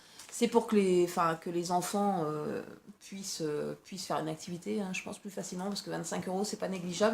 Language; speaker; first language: French; native; French